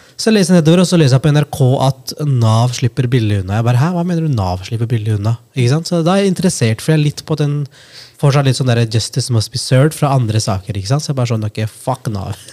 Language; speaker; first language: Norwegian; early bilingual, other home language; Punjabi